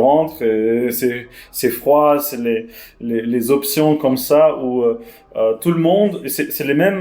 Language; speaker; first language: French; non-native, fluent; Portuguese